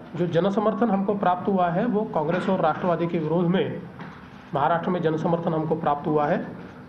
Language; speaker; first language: Hindi; non-native, local second language; Marathi